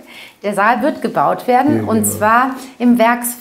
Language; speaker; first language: German; native; German